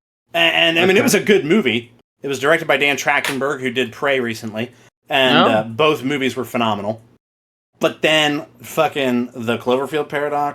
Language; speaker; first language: English; native; English